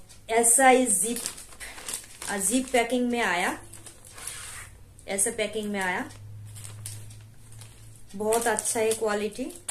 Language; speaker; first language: Hindi; non-native, local second language; Bangla